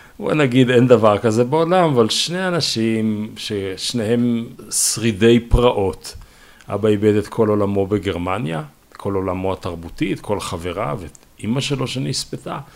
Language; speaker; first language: Hebrew; native; Hebrew